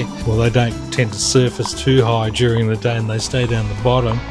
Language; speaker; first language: English; native; English